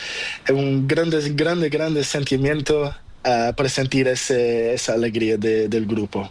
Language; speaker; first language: Spanish; non-native, learner; Portuguese